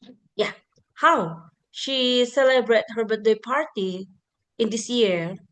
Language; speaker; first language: English; non-native, fluent; Indonesian